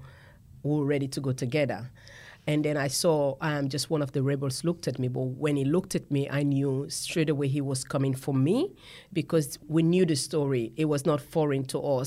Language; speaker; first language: English; non-native, local second language; Krio